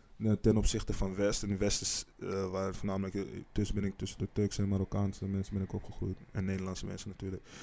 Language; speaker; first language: Dutch; native; Dutch